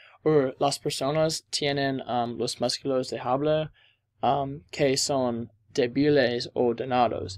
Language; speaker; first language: Spanish; non-native, learner; English